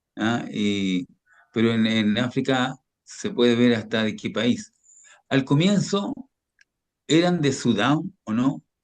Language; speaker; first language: Spanish; native; Spanish